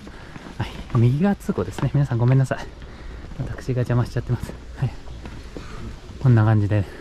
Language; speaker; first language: Japanese; native; Japanese